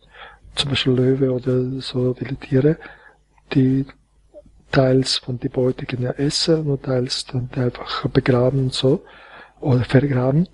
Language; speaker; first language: German; non-native, fluent; Croatian